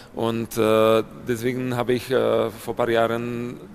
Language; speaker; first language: German; non-native, fluent; Slovak